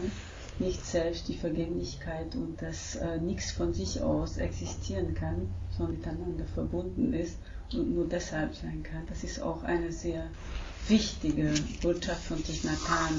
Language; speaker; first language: German; non-native, fluent; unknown